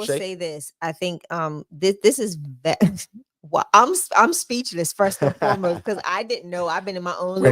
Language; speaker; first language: English; native; English